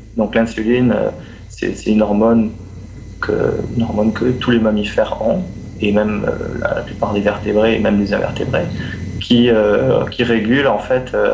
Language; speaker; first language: French; native; French